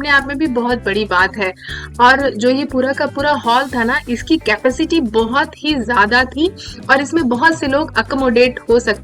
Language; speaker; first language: Hindi; native; Hindi